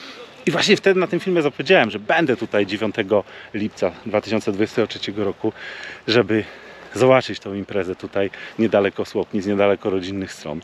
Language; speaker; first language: Polish; native; Polish